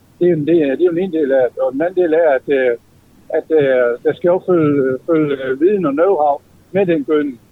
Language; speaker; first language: Danish; native; Danish